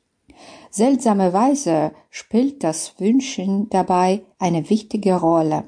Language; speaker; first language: German; non-native, fluent; Belarusian